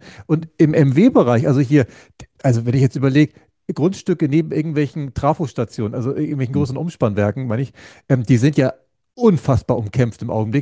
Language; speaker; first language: German; native; German